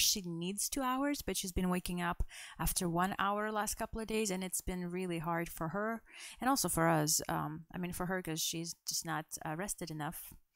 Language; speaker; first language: English; non-native, fluent; Russian